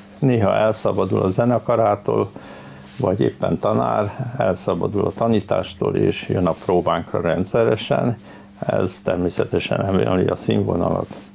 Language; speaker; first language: Hungarian; native; Hungarian